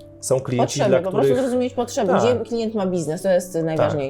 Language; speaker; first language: Polish; native; Polish